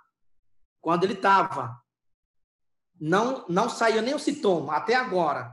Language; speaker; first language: Portuguese; non-native, local second language; Yanomámi